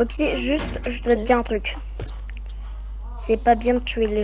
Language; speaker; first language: French; native; French